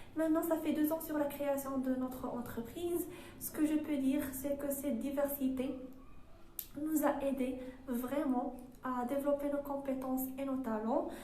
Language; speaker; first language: French; non-native, local second language; Arabic